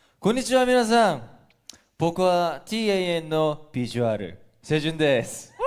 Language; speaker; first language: Japanese; non-native, learner; Korean